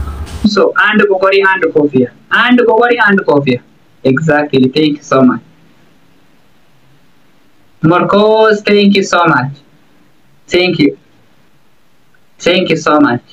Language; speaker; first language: English; non-native, learner; Oromo